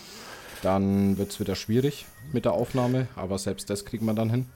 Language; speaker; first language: German; native; German